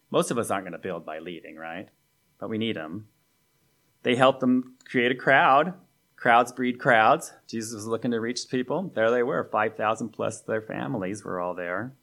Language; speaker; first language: English; native; English